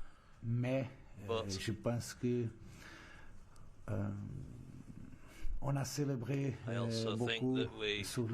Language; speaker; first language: French; non-native, fluent; Portuguese